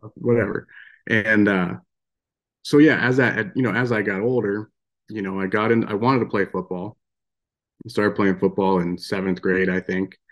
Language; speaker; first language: English; native; English